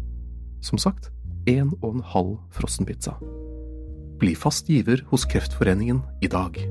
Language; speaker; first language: Norwegian; native; Norwegian